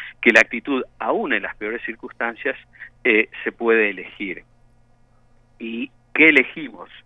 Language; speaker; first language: Spanish; native; Spanish